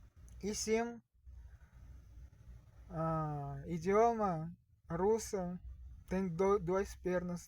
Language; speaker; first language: Portuguese; non-native, learner; Russian